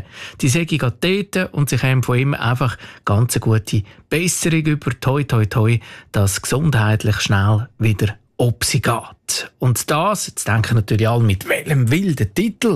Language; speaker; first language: German; native; German